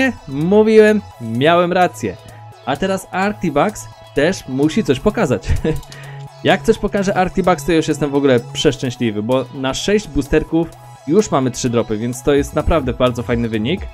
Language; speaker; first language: Polish; native; Polish